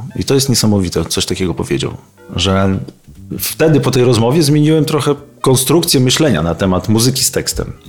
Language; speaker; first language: Polish; native; Polish